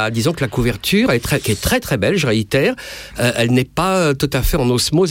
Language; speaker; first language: French; native; French